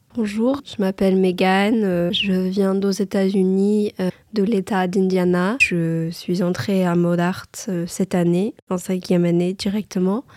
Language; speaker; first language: French; non-native, fluent; English